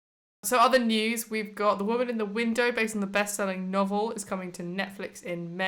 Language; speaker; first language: English; native; English